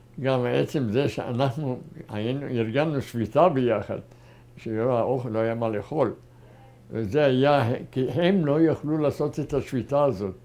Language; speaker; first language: Hebrew; non-native, fluent; German